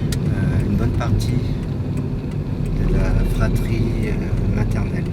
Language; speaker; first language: French; early bilingual, other home language; Vietnamese